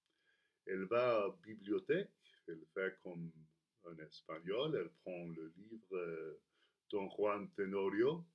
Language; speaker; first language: French; non-native, fluent; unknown